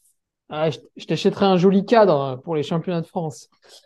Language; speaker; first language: French; native; French